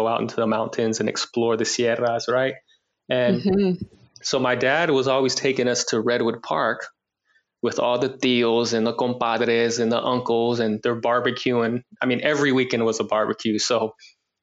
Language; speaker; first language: English; native; English